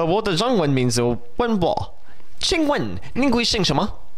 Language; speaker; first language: Chinese; non-native, learner; English